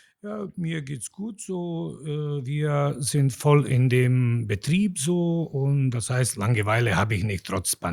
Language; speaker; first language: German; non-native, fluent; Bosnian